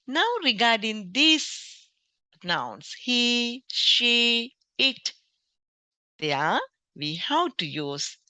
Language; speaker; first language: English; non-native, local second language; Sinhala